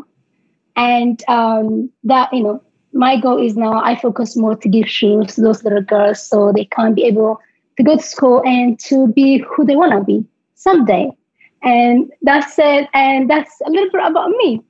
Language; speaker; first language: English; non-native, fluent; Tigrinya